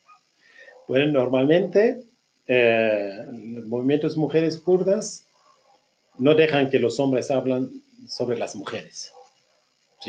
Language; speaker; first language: Spanish; non-native, fluent; Kurdish